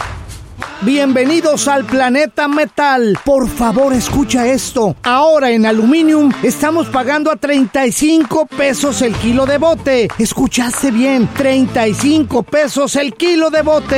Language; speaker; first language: Spanish; native; Spanish